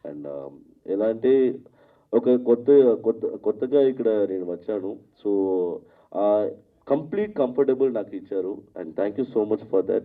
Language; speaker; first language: Telugu; non-native, fluent; Tamil